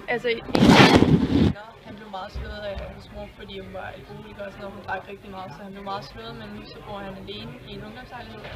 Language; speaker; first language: Danish; native; Danish